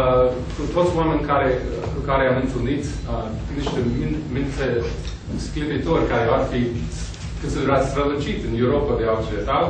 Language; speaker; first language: Romanian; non-native, fluent; English